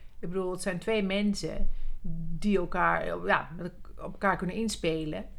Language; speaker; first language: Dutch; early bilingual, other home language; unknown